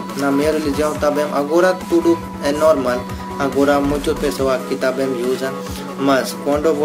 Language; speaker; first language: Portuguese; non-native, learner; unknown